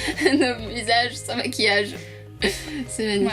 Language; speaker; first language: French; native; French